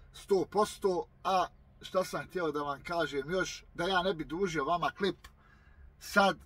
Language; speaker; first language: Croatian; native; Croatian